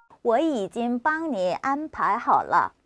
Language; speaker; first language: Chinese; non-native, fluent; Korean